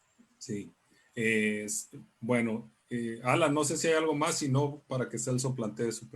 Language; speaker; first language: Spanish; native; Spanish